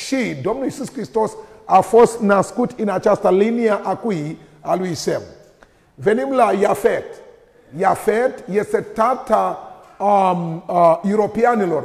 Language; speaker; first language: Romanian; non-native, learner; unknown